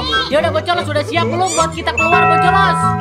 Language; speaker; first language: Indonesian; native; Indonesian